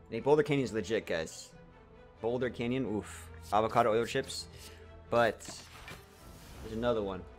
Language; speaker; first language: English; native; English